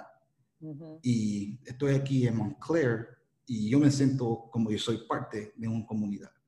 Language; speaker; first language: Spanish; early bilingual, heritage; Spanish